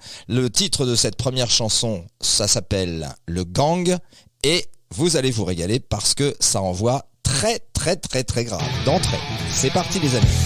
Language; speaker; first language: French; native; French